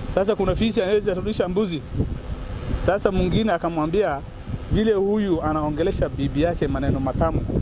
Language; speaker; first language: Swahili; non-native, local second language; Somali